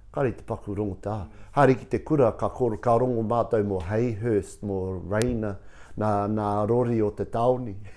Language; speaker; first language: Māori; non-native, local second language; English